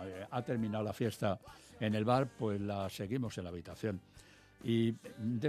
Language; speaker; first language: Spanish; native; Spanish